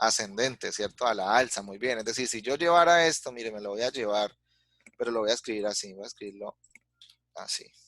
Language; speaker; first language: Spanish; native; Spanish